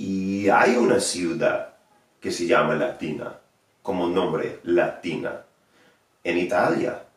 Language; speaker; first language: Spanish; non-native, fluent; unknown